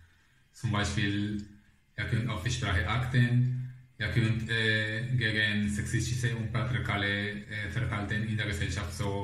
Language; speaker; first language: German; non-native, fluent; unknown